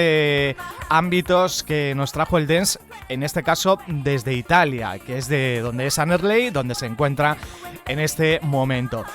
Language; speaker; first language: Spanish; native; Spanish